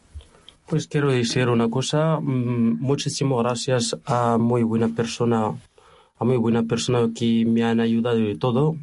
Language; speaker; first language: Spanish; non-native, learner; Arabic